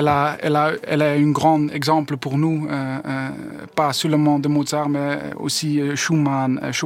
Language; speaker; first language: French; non-native, learner; Dutch